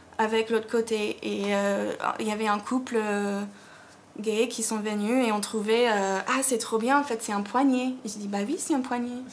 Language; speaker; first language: French; non-native, fluent; English